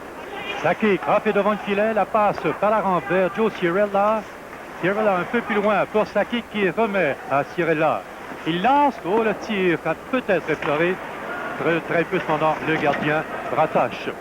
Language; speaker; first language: French; native; French